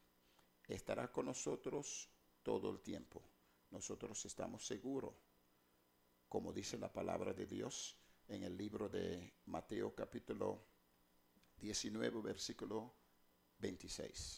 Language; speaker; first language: Spanish; non-native, fluent; English